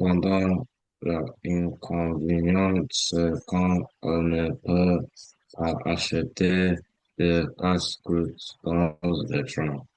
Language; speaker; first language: French; non-native, learner; English